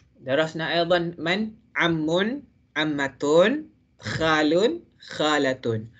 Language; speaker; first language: Arabic; non-native, fluent; Malay